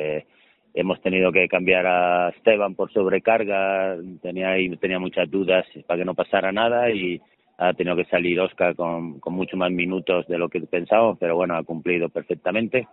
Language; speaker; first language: Spanish; native; Spanish